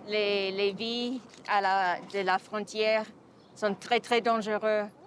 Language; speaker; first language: French; non-native, learner; English